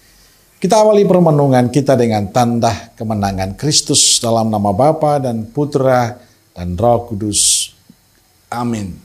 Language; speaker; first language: Indonesian; native; Indonesian